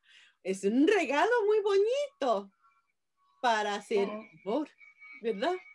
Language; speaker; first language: Spanish; non-native, fluent; Japanese